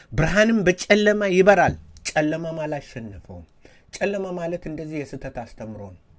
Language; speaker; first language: Amharic; native; Amharic